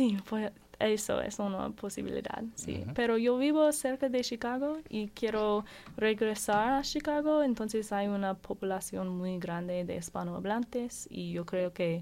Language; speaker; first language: Spanish; non-native, learner; English